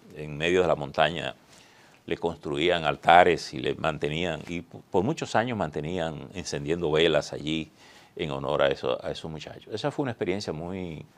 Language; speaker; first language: Spanish; native; Spanish